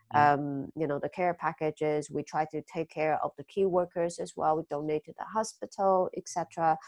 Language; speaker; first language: English; early bilingual, other home language; Chinese